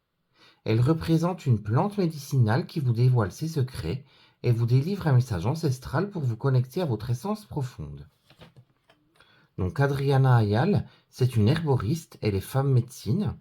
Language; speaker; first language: French; native; French